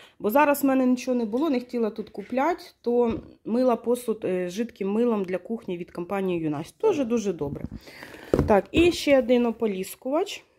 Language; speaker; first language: Ukrainian; non-native, local second language; Russian